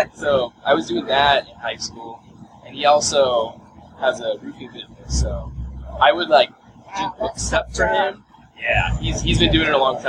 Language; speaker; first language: English; native; English